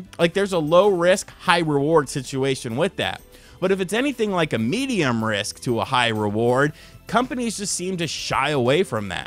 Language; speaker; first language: English; native; English